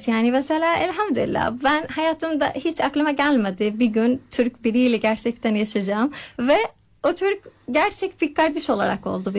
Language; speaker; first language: Turkish; non-native, learner; Arabic